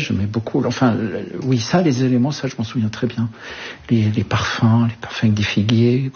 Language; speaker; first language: French; early bilingual, other home language; Arabic